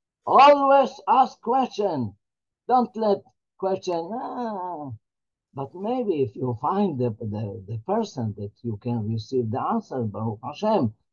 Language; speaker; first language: English; non-native, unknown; Hebrew